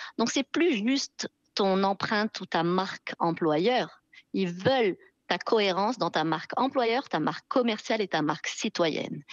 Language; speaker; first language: French; non-native, local second language; Arabic